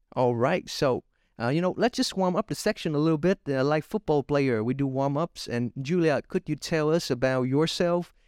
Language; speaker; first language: English; non-native, fluent; Vietnamese